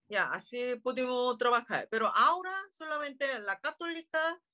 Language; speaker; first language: Spanish; non-native, learner; Korean